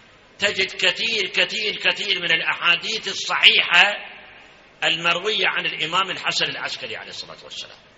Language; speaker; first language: Arabic; native; Arabic